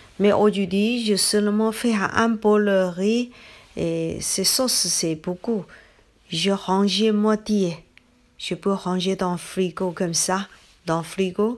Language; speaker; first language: French; non-native, learner; Chinese